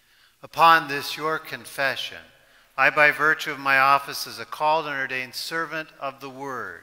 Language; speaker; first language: English; native; English